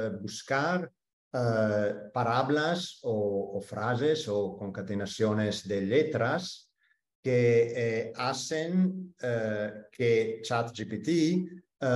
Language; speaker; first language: Spanish; non-native, fluent; Italian